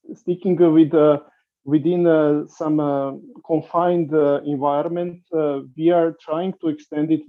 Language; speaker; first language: English; non-native, fluent; Serbian